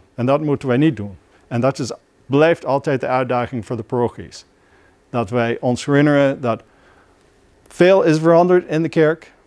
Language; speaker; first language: Dutch; non-native, fluent; English